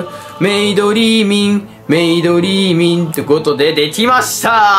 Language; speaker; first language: Japanese; native; Japanese